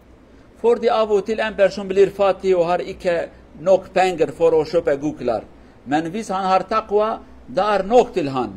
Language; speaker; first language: Swedish; non-native, learner; Kurdish